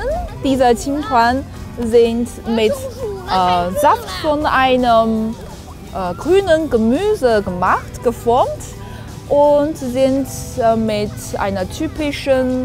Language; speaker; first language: German; non-native, fluent; Chinese